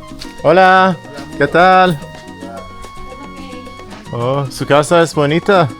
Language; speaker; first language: Spanish; non-native, learner; Persian